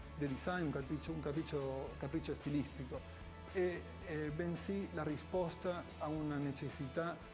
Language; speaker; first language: Italian; non-native, fluent; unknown